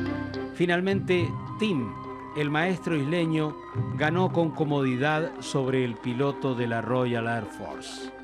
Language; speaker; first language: Spanish; native; Spanish